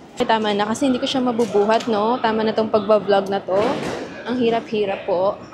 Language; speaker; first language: Filipino; native; Filipino